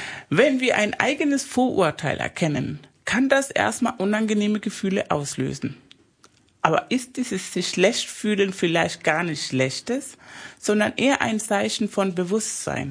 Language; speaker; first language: German; early bilingual, other home language; Spanish